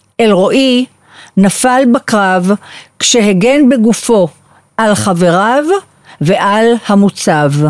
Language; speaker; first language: Hebrew; native; Hebrew